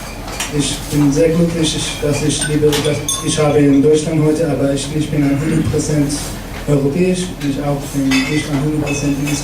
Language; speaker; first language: German; non-native, learner; English